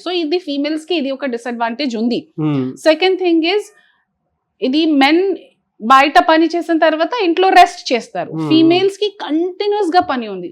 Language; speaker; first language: Telugu; non-native, local second language; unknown